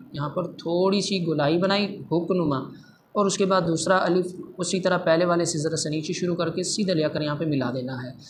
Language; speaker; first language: Urdu; non-native, local second language; Punjabi